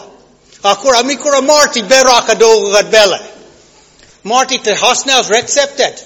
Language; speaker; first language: Hungarian; non-native, fluent; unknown